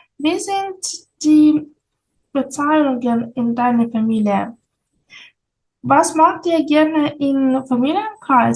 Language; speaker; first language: German; non-native, fluent; Ukrainian